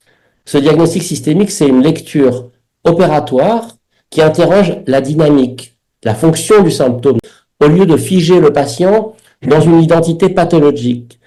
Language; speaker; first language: French; native; French